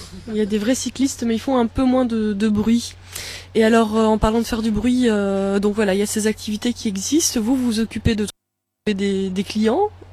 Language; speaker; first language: French; native; French